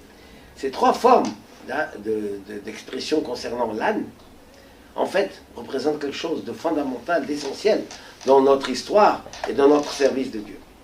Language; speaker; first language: French; native; French